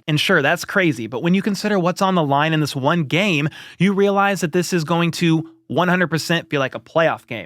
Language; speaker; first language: English; native; English